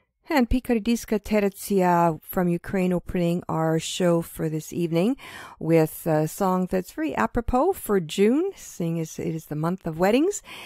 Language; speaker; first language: English; early bilingual, other home language; Ukrainian